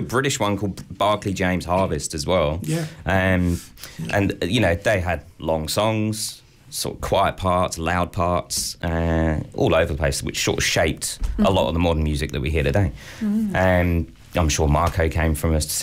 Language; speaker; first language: English; native; English